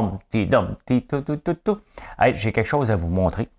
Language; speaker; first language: French; native; French